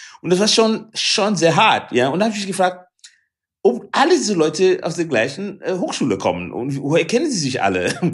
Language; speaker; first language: German; non-native, fluent; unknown